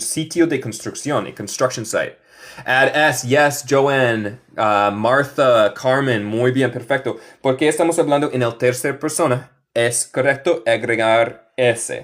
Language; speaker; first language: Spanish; non-native, fluent; English